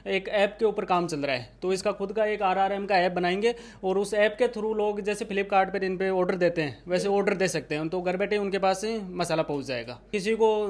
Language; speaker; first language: Hindi; native; Hindi